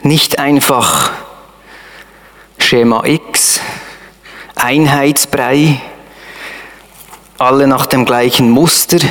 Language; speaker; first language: German; native; German